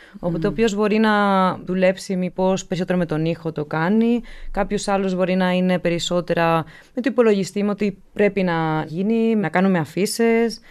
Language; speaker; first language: Greek; non-native, fluent; French